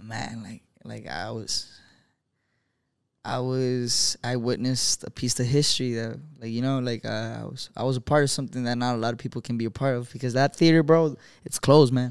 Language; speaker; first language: English; early bilingual, other home language; Spanish